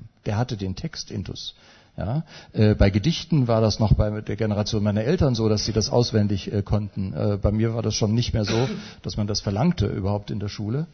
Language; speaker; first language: German; native; German